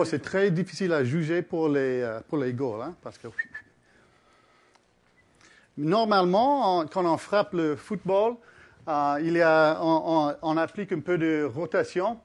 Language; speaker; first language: French; early bilingual, heritage; English